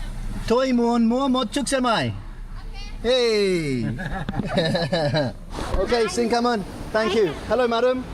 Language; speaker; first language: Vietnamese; non-native, learner; English